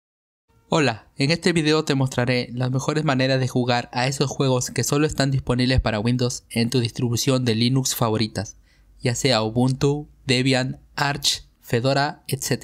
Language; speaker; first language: Spanish; native; Spanish